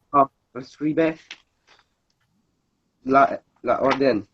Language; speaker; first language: Spanish; non-native, learner; English